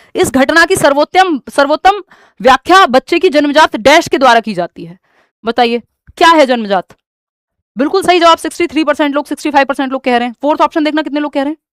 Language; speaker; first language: Hindi; native; Hindi